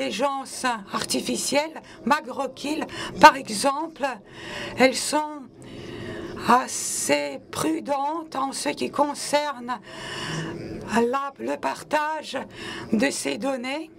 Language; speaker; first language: French; non-native, local second language; Latvian